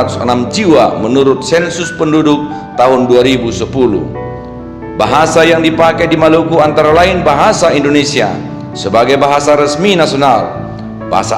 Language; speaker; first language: Indonesian; native; Indonesian